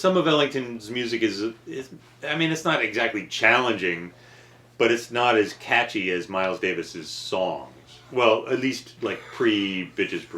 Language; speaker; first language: English; native; English